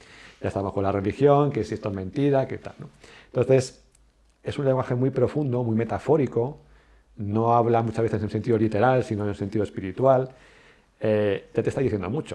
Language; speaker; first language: Spanish; native; Spanish